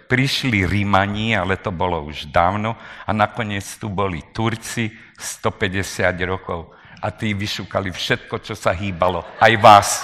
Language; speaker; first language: Slovak; non-native, local second language; Hungarian